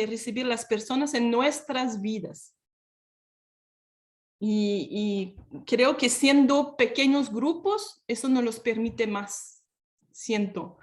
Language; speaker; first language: Spanish; non-native, fluent; French